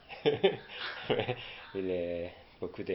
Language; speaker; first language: French; non-native, learner; Japanese